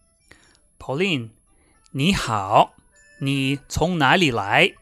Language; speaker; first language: Chinese; non-native, fluent; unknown